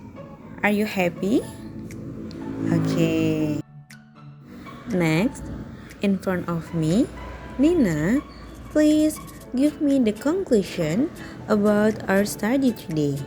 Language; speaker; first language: English; non-native, learner; Indonesian